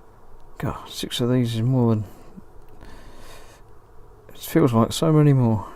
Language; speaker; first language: English; native; English